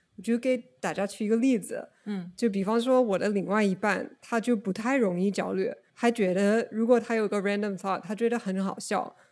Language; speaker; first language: Chinese; non-native, fluent; English